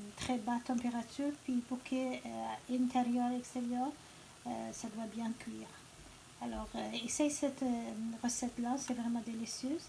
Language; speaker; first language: French; non-native, learner; Persian